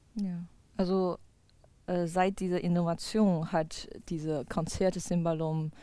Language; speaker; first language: German; non-native, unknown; Chinese